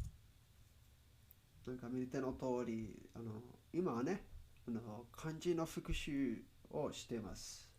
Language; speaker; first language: Japanese; non-native, learner; Spanish